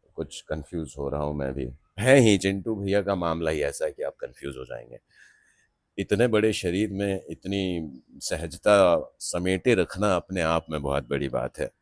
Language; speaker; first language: Hindi; non-native, local second language; Maithili